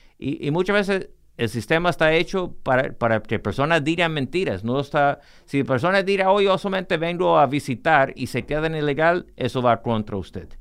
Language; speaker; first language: Spanish; early bilingual, heritage; English